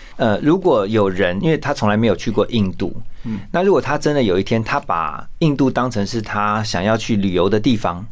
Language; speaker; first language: Chinese; native; Chinese